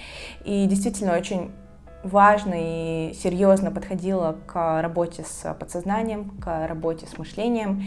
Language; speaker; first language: Russian; native; Russian